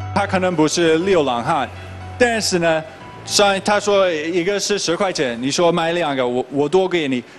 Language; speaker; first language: Chinese; non-native, fluent; English